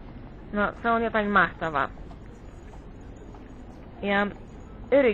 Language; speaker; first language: Finnish; non-native, fluent; Polish